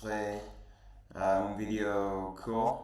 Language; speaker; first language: French; non-native, learner; Spanish